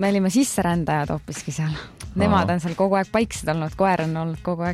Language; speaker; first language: Estonian; native; Estonian